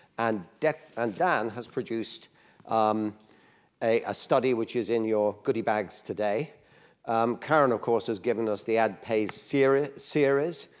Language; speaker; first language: English; native; English